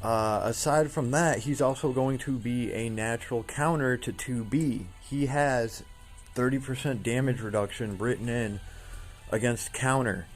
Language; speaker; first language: English; native; English